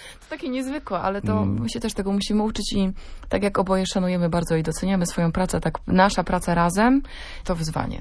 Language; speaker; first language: Polish; native; Polish